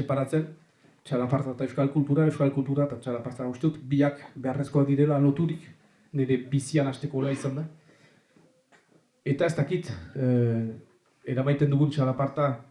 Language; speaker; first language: Basque; native; Basque